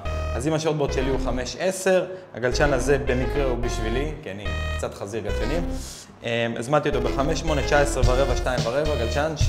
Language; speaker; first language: Hebrew; native; Hebrew